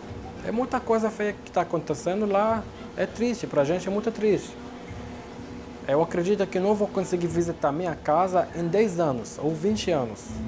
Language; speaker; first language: Portuguese; non-native, fluent; Arabic